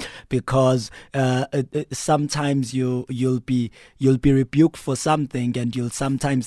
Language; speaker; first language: English; non-native, local second language; Xhosa